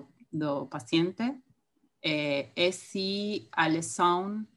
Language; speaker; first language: Portuguese; non-native, fluent; Spanish